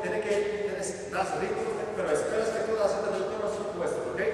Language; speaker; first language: Spanish; non-native, learner; Portuguese